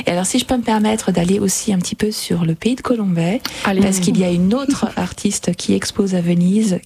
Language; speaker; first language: French; native; French